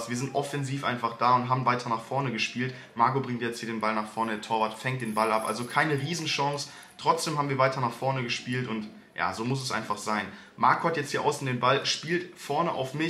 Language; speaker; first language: German; native; German